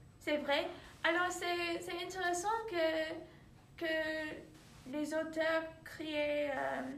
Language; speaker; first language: French; non-native, learner; English